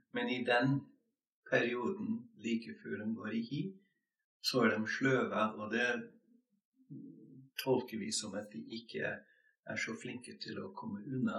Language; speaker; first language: Norwegian; non-native, fluent; English